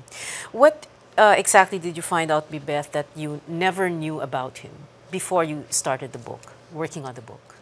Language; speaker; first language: English; non-native, local second language; Filipino